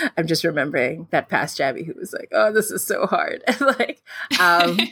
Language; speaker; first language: English; non-native, local second language; Filipino